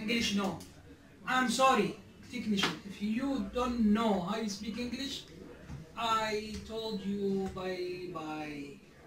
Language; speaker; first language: English; non-native, learner; Arabic